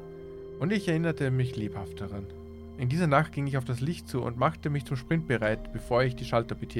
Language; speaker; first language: German; native; German